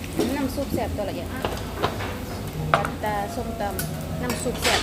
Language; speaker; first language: Korean; non-native, learner; Thai